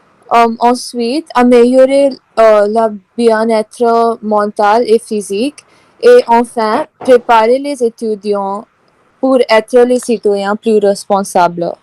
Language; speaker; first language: French; non-native, learner; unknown